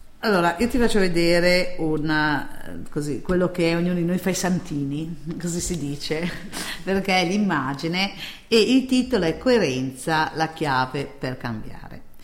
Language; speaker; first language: Italian; native; Italian